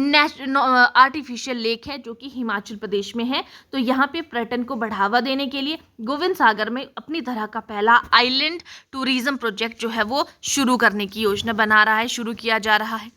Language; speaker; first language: Hindi; native; Hindi